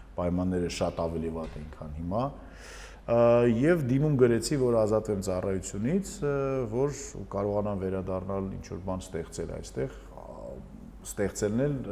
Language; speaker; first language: Armenian; native; Armenian